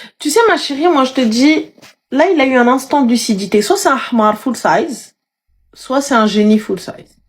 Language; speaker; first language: French; early bilingual, other home language; Arabic